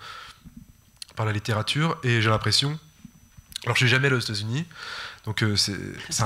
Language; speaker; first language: French; native; French